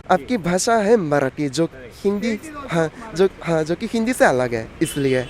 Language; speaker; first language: Hindi; non-native, fluent; Japanese